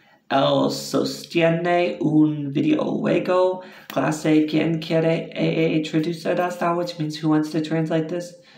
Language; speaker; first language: Spanish; non-native, learner; English